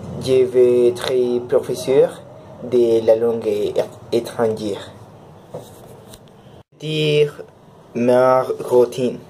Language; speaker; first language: French; non-native, learner; Spanish